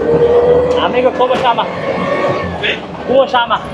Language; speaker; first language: Portuguese; non-native, learner; Bangla